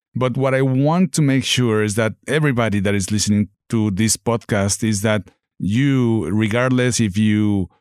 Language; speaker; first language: English; non-native, fluent; Spanish